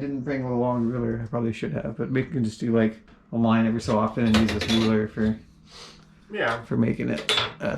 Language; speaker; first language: English; native; English